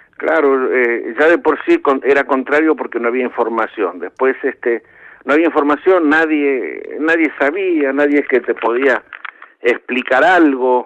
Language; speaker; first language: Spanish; native; Spanish